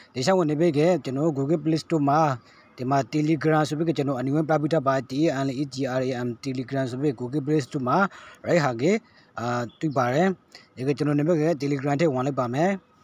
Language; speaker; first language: Burmese; native; Burmese